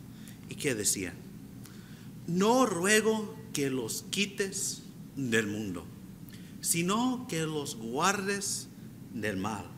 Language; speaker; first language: Spanish; non-native, fluent; English